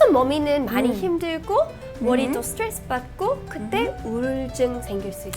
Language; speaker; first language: Korean; non-native, fluent; English